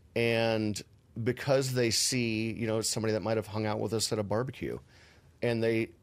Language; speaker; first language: English; native; English